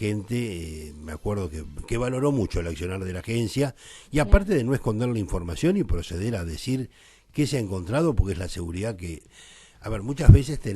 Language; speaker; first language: Spanish; native; Spanish